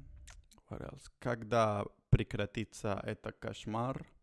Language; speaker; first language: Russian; non-native, learner; Spanish